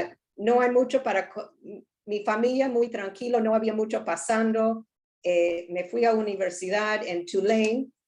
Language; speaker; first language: Spanish; non-native, learner; English